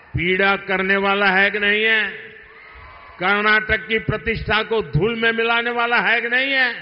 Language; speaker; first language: Hindi; non-native, local second language; Gujarati